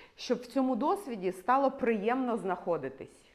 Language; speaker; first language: Ukrainian; non-native, local second language; Russian